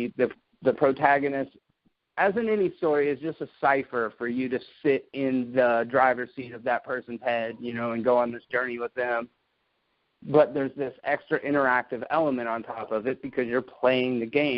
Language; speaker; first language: English; native; English